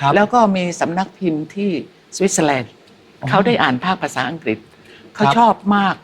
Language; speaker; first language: Thai; native; Thai